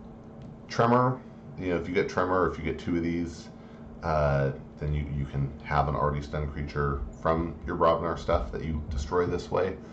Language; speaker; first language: English; native; English